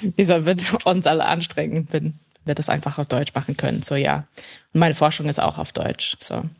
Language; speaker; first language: German; early bilingual, heritage; English